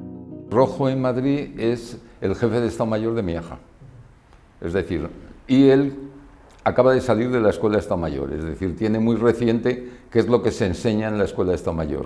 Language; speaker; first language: Spanish; native; Spanish